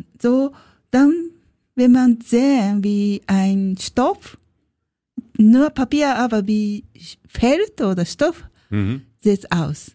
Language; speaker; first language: German; non-native, learner; Japanese